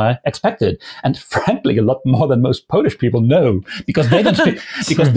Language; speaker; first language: English; non-native, fluent; Limburgish